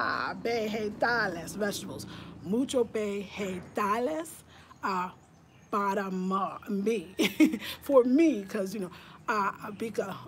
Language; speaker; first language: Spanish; non-native, learner; English